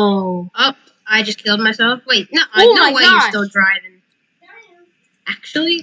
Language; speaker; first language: English; native; English